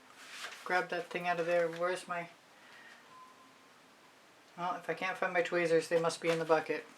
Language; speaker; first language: English; native; English